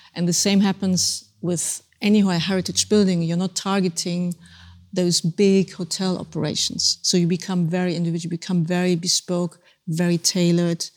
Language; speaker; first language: English; non-native, fluent; German